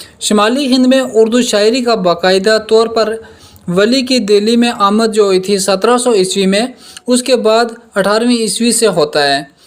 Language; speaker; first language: Urdu; native; Urdu